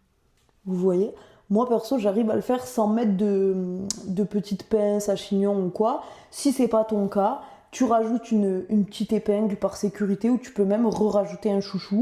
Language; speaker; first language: French; native; French